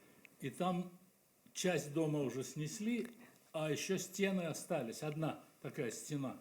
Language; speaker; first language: Russian; native; Russian